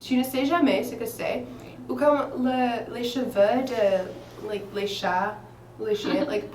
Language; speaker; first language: French; non-native, fluent; English